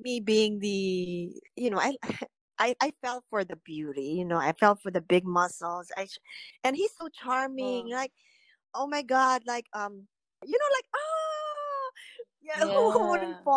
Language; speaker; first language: English; non-native, local second language; Filipino